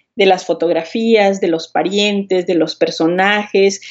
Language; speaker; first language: Spanish; native; Spanish